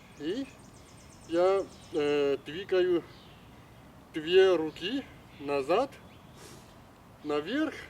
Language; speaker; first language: Russian; non-native, learner; Chinese